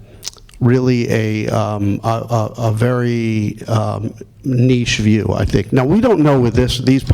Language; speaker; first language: English; native; English